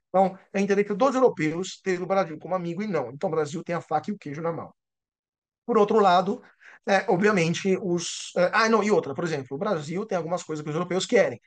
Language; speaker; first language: Portuguese; non-native, fluent; Italian